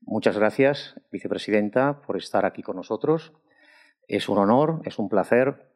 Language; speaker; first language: Spanish; non-native, local second language; Catalan